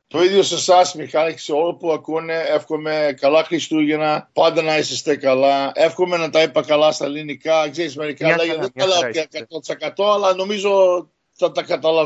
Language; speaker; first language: Greek; early bilingual, heritage; Greek